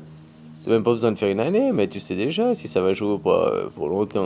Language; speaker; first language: French; native; French